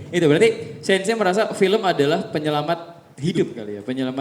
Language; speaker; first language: Indonesian; native; Indonesian